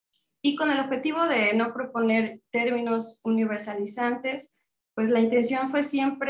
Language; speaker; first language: Spanish; native; Spanish